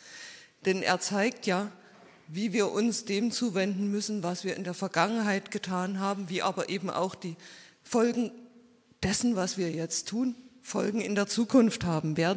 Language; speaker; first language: German; native; German